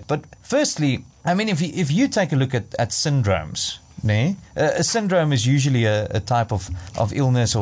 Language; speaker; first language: English; non-native, local second language; Afrikaans